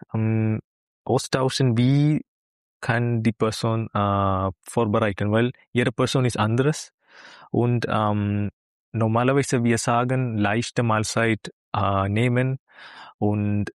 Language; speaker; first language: German; non-native, learner; Malayalam